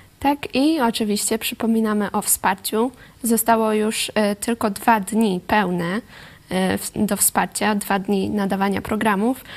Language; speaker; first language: Polish; native; Polish